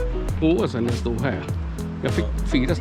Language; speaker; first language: Swedish; non-native, fluent; Vietnamese